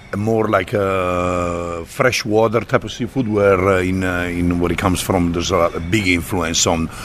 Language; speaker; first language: English; non-native, fluent; Italian